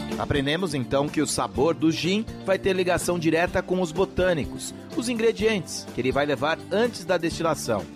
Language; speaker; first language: Portuguese; native; Portuguese